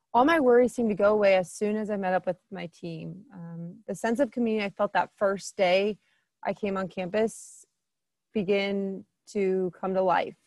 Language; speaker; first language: English; native; English